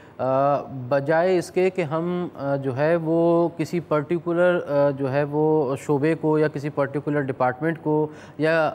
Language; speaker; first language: Urdu; native; Urdu